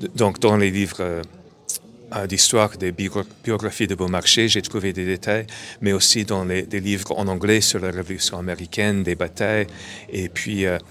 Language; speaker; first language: French; non-native, fluent; English